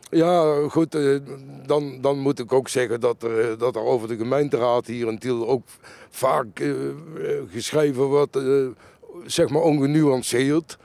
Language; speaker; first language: Dutch; native; Dutch